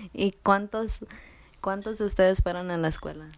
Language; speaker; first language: Spanish; early bilingual, other home language; English